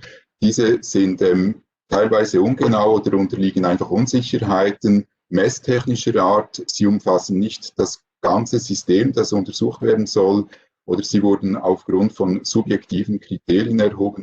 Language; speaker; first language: German; native; German